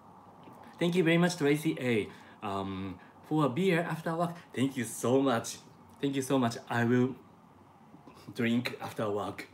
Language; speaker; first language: English; non-native, learner; Japanese